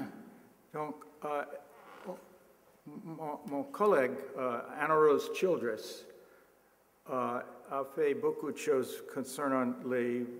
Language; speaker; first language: French; non-native, learner; English